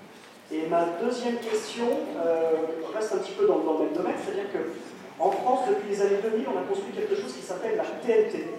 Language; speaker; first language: French; native; French